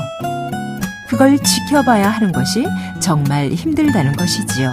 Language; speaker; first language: Korean; native; Korean